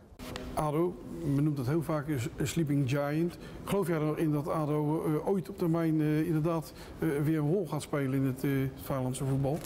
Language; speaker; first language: Dutch; native; Dutch